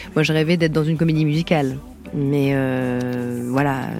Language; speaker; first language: French; early bilingual, other home language; Vietnamese